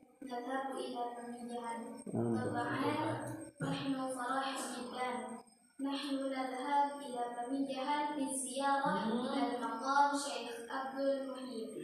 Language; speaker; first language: Arabic; non-native, learner; Indonesian